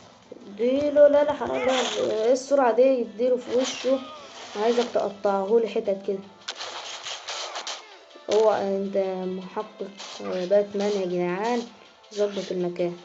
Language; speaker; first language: Arabic; native; Arabic